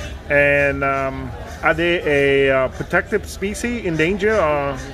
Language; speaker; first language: English; non-native, fluent; Vietnamese